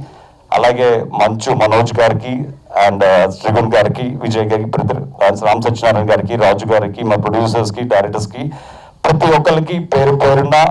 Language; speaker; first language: Telugu; native; Telugu